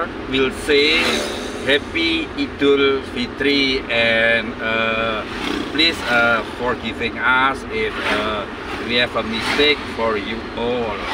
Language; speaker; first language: English; non-native, learner; Indonesian